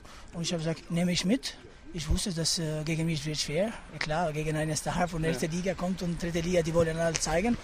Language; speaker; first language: German; non-native, fluent; Albanian